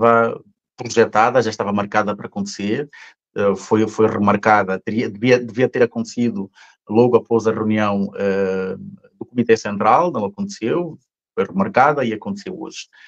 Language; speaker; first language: Portuguese; native; Portuguese